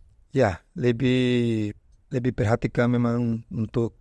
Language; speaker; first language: Indonesian; non-native, fluent; Portuguese